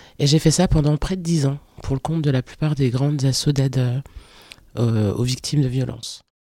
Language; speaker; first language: French; early bilingual, other home language; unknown